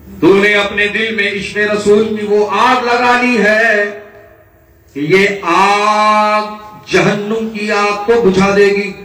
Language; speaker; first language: Urdu; native; Urdu